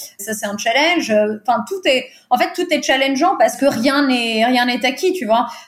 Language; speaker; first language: French; early bilingual, other home language; Portuguese